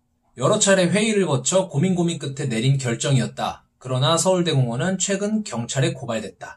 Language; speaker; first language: Korean; native; Korean